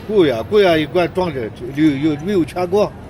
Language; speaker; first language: Chinese; native; Chinese